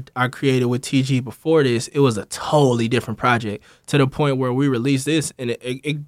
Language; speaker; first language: English; native; English